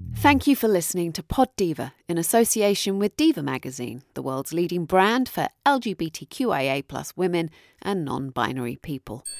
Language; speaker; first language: English; native; English